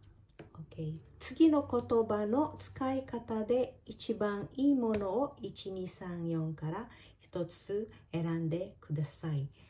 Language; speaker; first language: Japanese; non-native, fluent; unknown